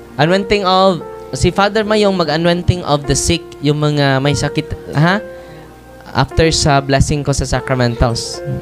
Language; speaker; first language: Filipino; non-native, local second language; Cebuano